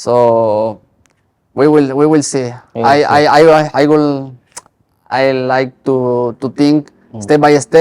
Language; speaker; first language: English; non-native, learner; Spanish